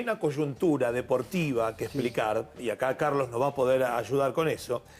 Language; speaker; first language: Spanish; native; Spanish